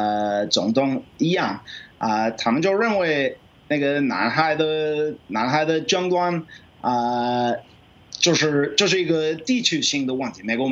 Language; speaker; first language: Chinese; non-native, fluent; English